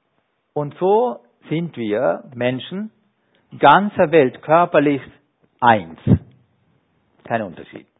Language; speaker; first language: German; non-native, fluent; Sinhala